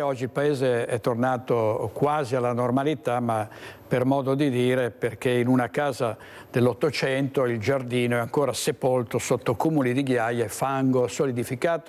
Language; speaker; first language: Italian; native; Italian